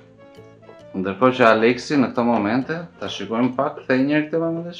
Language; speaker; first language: Albanian; native; Albanian